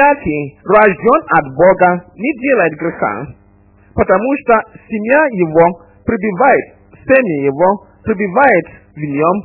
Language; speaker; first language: Russian; non-native, fluent; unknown